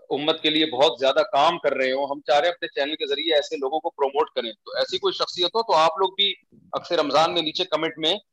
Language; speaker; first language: Urdu; native; Urdu